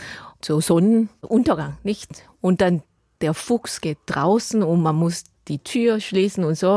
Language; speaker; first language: German; non-native, fluent; Korean